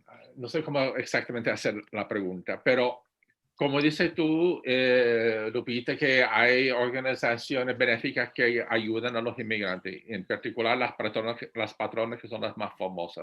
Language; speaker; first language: Spanish; non-native, fluent; English